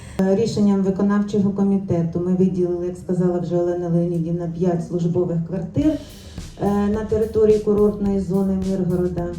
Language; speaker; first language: Ukrainian; native; Ukrainian